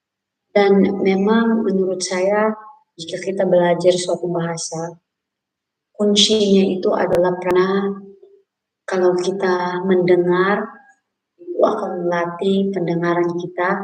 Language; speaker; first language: Indonesian; non-native, fluent; Filipino